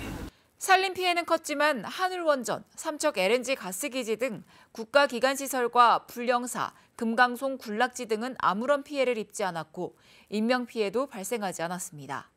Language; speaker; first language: Korean; native; Korean